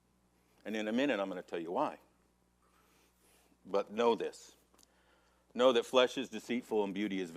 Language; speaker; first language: English; native; English